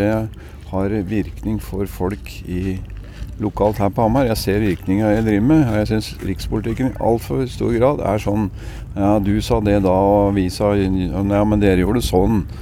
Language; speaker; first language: Norwegian; native; Norwegian